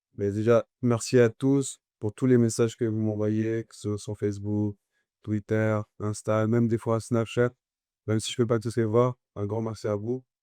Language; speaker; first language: French; early bilingual, other home language; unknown